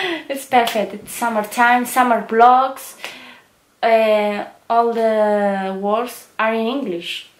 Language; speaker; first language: English; non-native, learner; Spanish